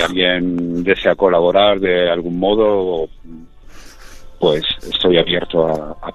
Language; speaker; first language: Spanish; native; Spanish